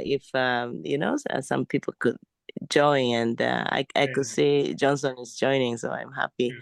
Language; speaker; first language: English; non-native, fluent; Japanese